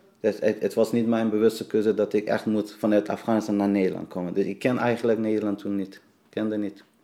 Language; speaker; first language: Dutch; non-native, fluent; Persian